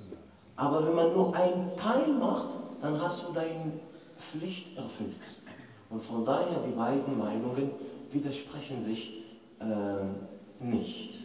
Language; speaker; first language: German; non-native, fluent; Arabic